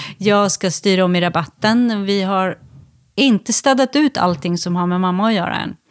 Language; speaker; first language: Swedish; native; Swedish